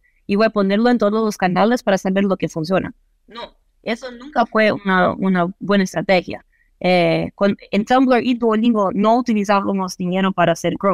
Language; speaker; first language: Spanish; non-native, fluent; Portuguese